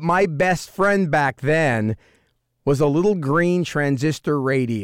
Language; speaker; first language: English; native; English